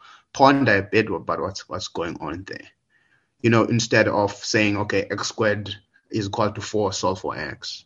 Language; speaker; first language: English; non-native, local second language; Xhosa